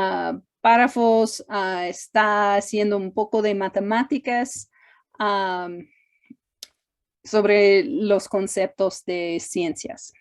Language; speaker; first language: Spanish; non-native, fluent; English